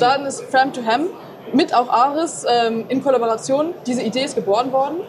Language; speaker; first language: German; native; German